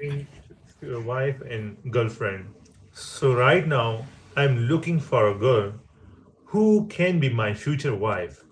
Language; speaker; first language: English; non-native, learner; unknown